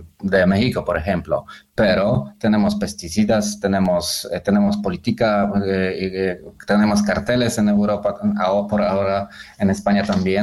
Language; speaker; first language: Spanish; non-native, fluent; Polish